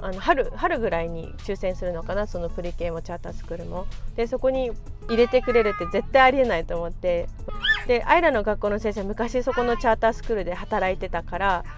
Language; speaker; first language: Japanese; native; Japanese